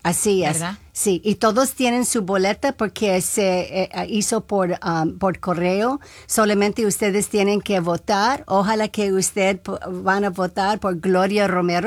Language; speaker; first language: Spanish; non-native, local second language; English